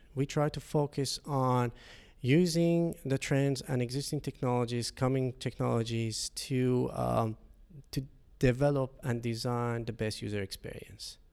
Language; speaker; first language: English; non-native, fluent; Persian